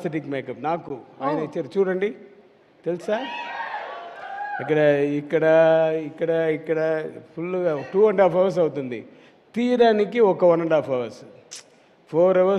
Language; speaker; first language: Telugu; non-native, learner; Tamil